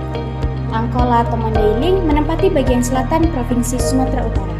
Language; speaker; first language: Indonesian; native; Indonesian